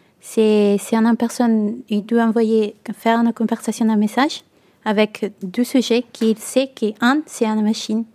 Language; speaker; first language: French; non-native, learner; Italian